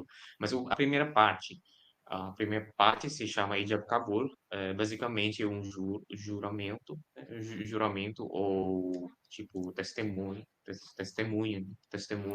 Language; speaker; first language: Portuguese; non-native, fluent; Indonesian